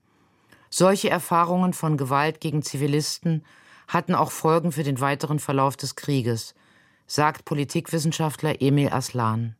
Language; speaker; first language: German; native; German